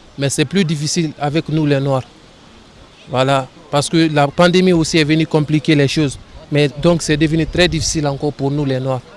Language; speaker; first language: French; non-native, local second language; Fula